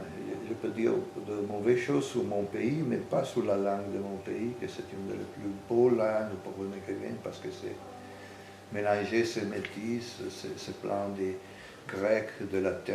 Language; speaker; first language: French; non-native, fluent; Italian